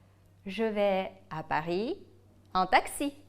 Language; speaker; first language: French; non-native, fluent; Ukrainian